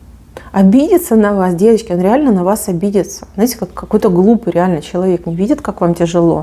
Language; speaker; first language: Russian; native; Russian